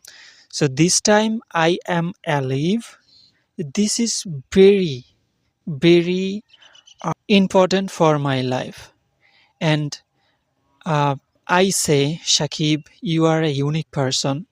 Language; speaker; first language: English; non-native, learner; Bangla